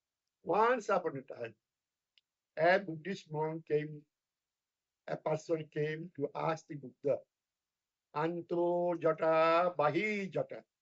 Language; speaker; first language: English; non-native, fluent; Bangla